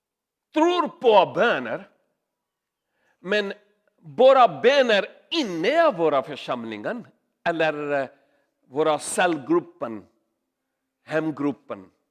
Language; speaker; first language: Swedish; non-native, learner; Urdu